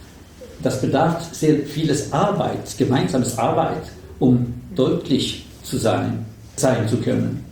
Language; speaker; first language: German; non-native, learner; Swedish